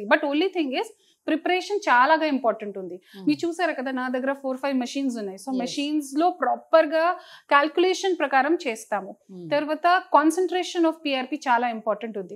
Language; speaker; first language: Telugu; non-native, fluent; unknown